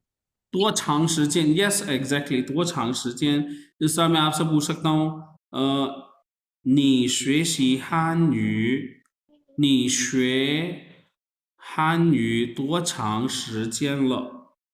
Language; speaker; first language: Chinese; non-native, fluent; Urdu